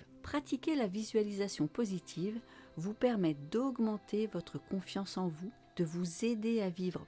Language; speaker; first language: French; native; French